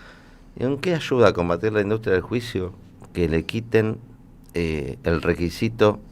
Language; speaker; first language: Spanish; native; Spanish